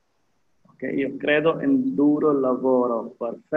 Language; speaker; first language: Italian; non-native, learner; Hindi